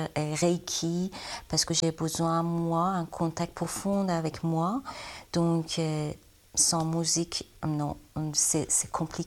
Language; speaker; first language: French; non-native, learner; Persian